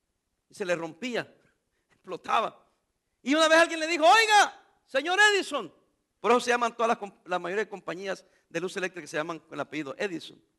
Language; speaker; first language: Spanish; native; Spanish